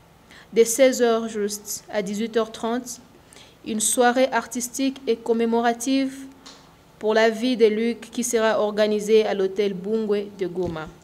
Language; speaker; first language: French; non-native, local second language; Swahili